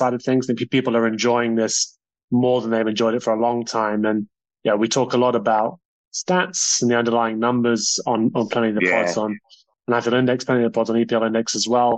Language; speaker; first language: English; native; English